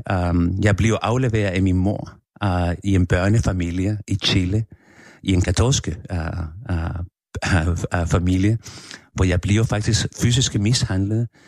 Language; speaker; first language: Danish; non-native, fluent; Spanish